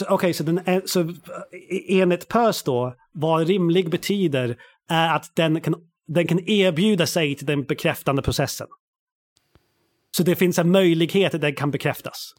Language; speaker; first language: Swedish; non-native, fluent; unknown